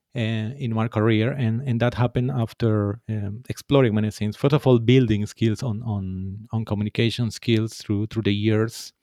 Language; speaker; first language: English; non-native, fluent; Spanish